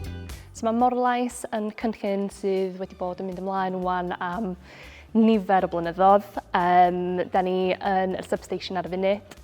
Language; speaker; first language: Welsh; native; Welsh